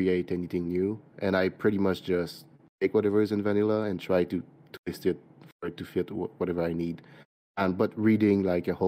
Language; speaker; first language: English; non-native, fluent; French